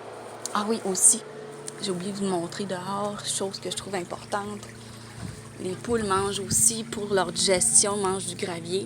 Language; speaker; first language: French; native; French